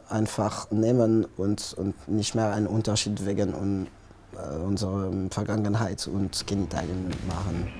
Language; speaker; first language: German; non-native, fluent; French